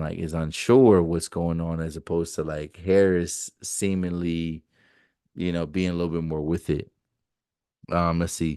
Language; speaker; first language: English; native; English